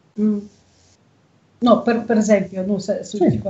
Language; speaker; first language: Italian; non-native, learner; Russian